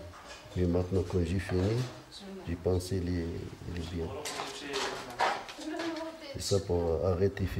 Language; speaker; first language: French; non-native, learner; Riffian